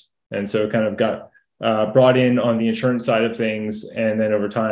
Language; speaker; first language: English; native; English